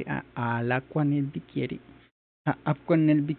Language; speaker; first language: Italian; non-native, learner; Spanish